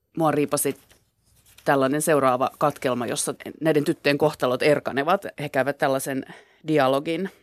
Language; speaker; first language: Finnish; native; Finnish